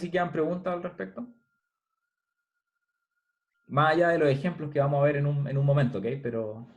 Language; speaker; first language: Spanish; native; Spanish